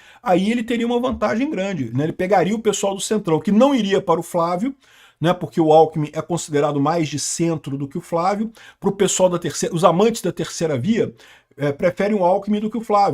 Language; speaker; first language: Portuguese; native; Portuguese